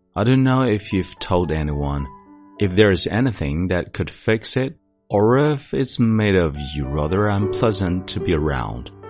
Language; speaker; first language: English; non-native, fluent; Chinese